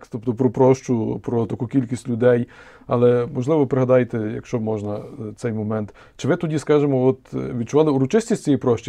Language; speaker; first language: Ukrainian; native; Ukrainian